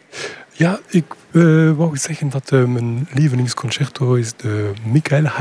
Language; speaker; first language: Dutch; non-native, local second language; French